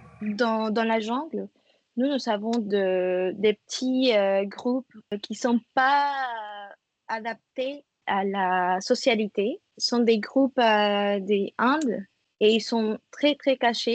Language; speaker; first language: French; non-native, fluent; Spanish